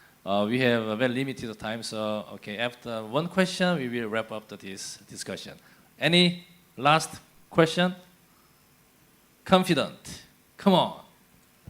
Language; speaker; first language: English; non-native, fluent; Korean